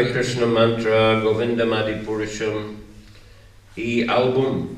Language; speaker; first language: Russian; non-native, fluent; English